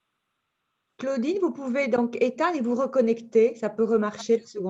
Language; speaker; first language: French; native; French